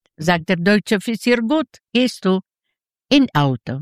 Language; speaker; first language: German; non-native, learner; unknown